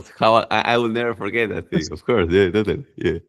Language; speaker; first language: English; non-native, fluent; Spanish